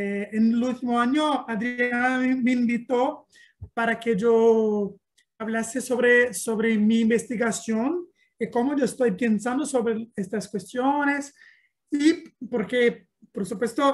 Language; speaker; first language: Spanish; non-native, learner; Portuguese